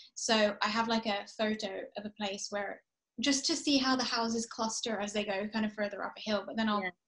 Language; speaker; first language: English; early bilingual, heritage; English